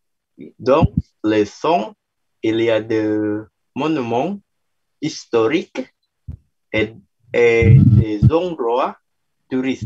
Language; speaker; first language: French; non-native, learner; Indonesian